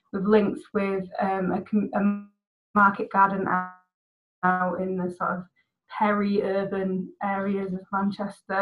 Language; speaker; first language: English; native; English